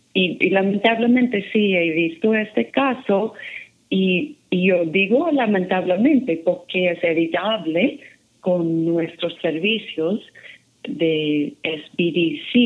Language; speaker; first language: Spanish; non-native, fluent; English